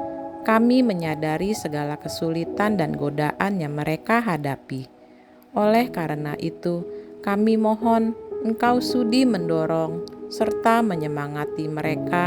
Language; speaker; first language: Indonesian; native; Indonesian